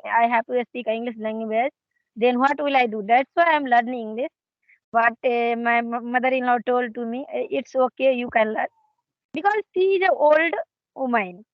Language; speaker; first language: English; non-native, learner; Hindi